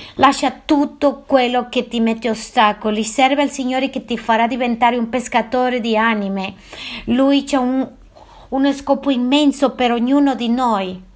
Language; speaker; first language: Italian; non-native, fluent; Spanish